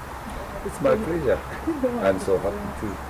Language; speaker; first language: English; non-native, learner; Japanese